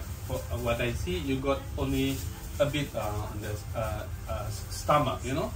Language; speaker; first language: English; non-native, local second language; Malay